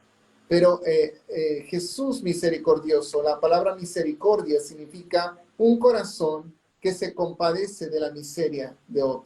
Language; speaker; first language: Spanish; native; Spanish